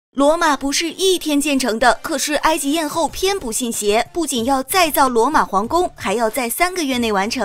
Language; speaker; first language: Chinese; native; Chinese